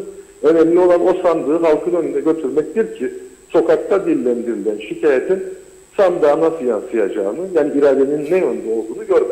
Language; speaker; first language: Turkish; native; Turkish